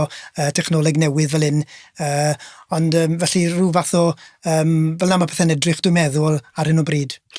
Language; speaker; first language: Welsh; native; Welsh